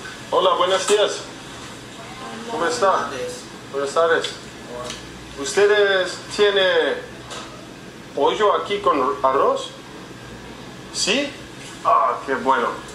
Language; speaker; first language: Spanish; non-native, learner; English